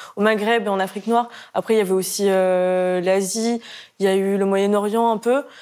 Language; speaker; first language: French; native; French